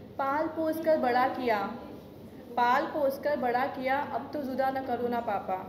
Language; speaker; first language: Hindi; native; Hindi